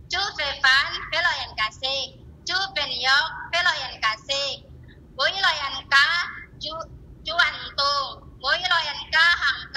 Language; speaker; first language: Cantonese; non-native, learner; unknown